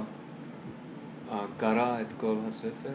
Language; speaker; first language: Hebrew; non-native, learner; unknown